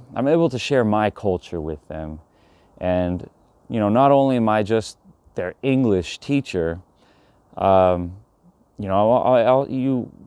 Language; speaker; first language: English; native; English